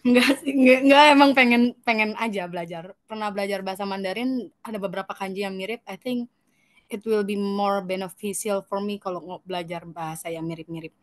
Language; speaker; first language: Indonesian; non-native, learner; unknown